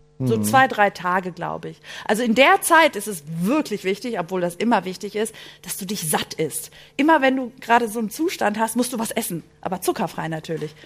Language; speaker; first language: German; early bilingual, other home language; Greek